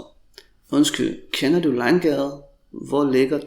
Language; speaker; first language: Danish; non-native, fluent; English